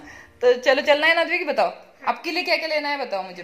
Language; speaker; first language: Hindi; native; Hindi